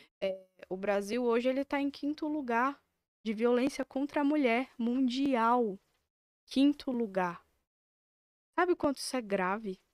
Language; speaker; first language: Portuguese; native; Portuguese